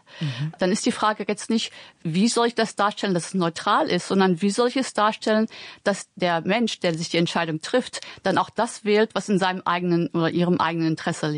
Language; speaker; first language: German; native; German